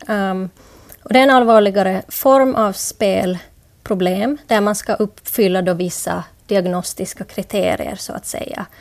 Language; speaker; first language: Swedish; native; Swedish